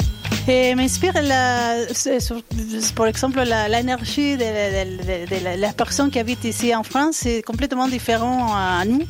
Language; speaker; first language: French; non-native, learner; Spanish